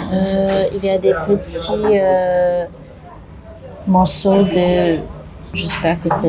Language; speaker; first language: French; early bilingual, heritage; English